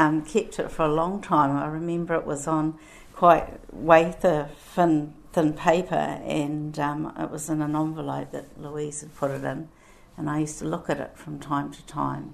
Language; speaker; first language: English; native; English